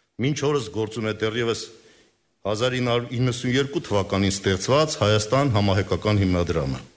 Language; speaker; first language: Armenian; native; Armenian